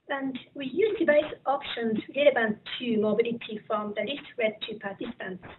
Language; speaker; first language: English; non-native, fluent; Japanese